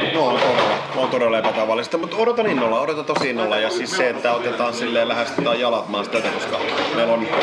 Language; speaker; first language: Finnish; native; Finnish